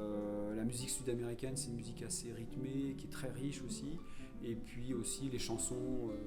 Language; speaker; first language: French; native; French